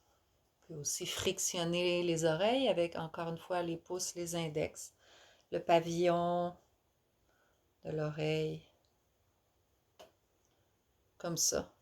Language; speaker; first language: French; native; French